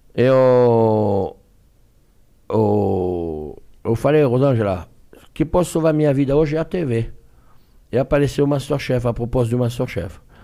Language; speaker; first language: Portuguese; non-native, fluent; French